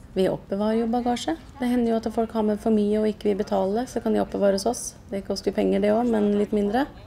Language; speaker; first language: Norwegian; native; Norwegian